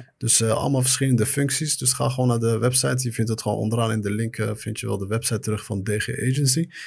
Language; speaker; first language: Dutch; early bilingual, other home language; Arabic